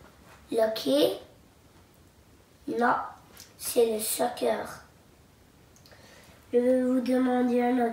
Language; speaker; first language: French; non-native, local second language; English